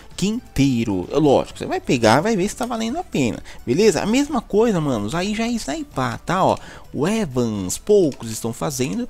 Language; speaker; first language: Portuguese; native; Portuguese